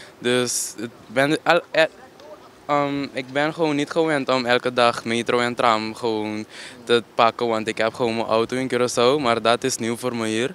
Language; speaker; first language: Dutch; non-native, local second language; Papiamento